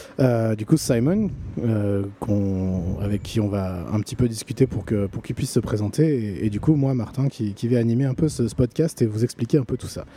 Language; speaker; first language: French; native; French